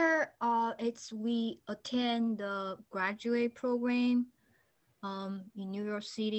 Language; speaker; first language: English; non-native, fluent; Chinese